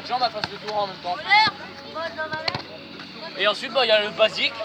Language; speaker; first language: French; native; French